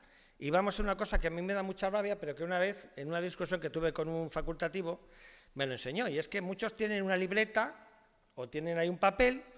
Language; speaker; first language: Spanish; native; Spanish